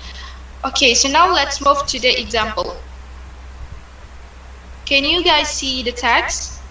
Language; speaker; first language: English; non-native, learner; Indonesian